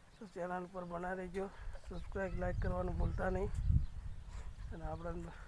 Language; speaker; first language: Gujarati; non-native, local second language; Bhili